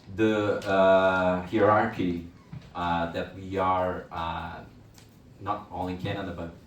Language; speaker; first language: English; non-native, fluent; Portuguese